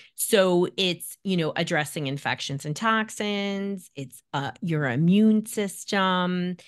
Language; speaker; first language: English; native; English